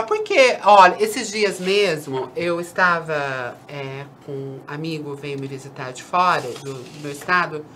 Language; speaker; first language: Portuguese; native; Portuguese